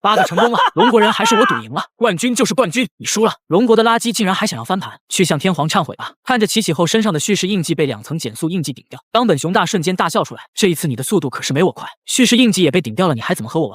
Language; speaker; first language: Chinese; native; Chinese